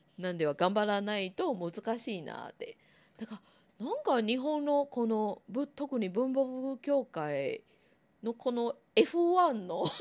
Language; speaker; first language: Japanese; non-native, fluent; Chinese